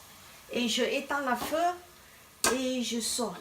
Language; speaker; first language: French; non-native, learner; Chinese